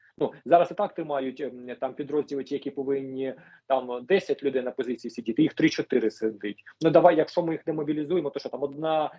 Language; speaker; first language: Ukrainian; native; Ukrainian